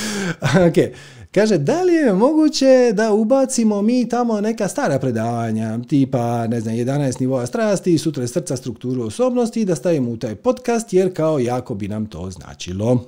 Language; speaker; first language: Croatian; native; Croatian